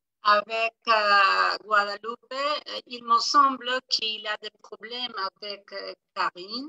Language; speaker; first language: French; non-native, fluent; Spanish